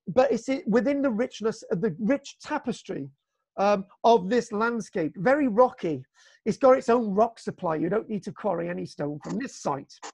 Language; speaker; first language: English; native; English